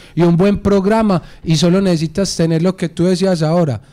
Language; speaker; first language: Spanish; native; Spanish